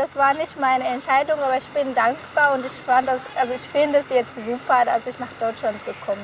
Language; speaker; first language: German; non-native, fluent; Kinyarwanda